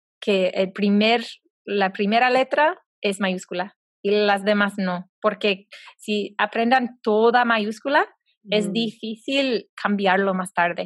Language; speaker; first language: Spanish; non-native, fluent; English